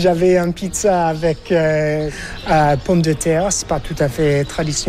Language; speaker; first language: French; non-native, fluent; English